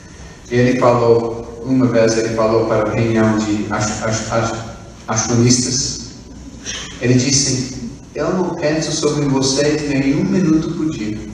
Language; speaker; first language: Portuguese; non-native, fluent; English